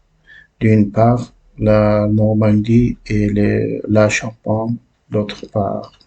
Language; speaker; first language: French; non-native, learner; Uzbek